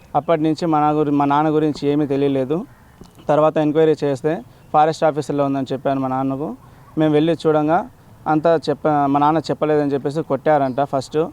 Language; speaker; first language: Telugu; native; Telugu